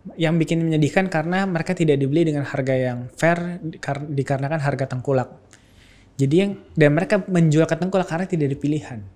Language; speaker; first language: Indonesian; native; Indonesian